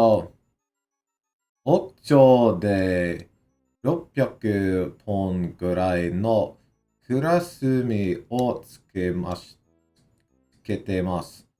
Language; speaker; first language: Japanese; non-native, learner; English